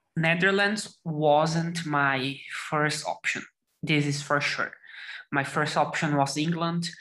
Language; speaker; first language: English; non-native, learner; Portuguese